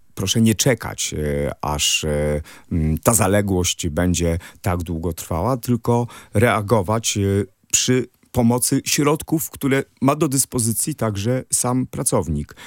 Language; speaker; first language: Polish; native; Polish